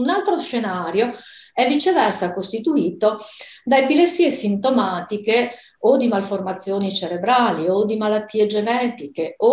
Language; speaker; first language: Italian; native; Italian